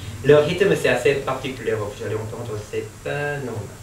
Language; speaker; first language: French; non-native, learner; Korean